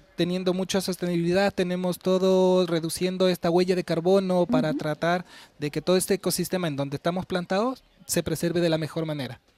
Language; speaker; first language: Spanish; native; Spanish